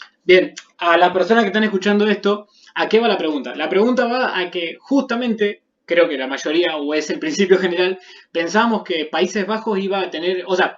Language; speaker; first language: Spanish; native; Spanish